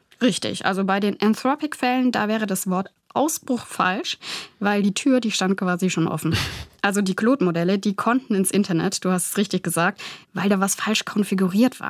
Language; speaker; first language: German; native; German